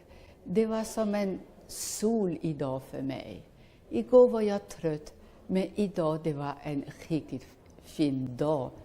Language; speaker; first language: Swedish; non-native, fluent; French